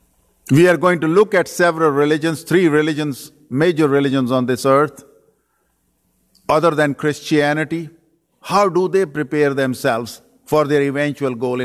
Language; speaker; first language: English; non-native, local second language; Urdu